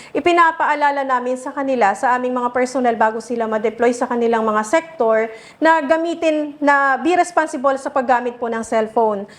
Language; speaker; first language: Filipino; native; Filipino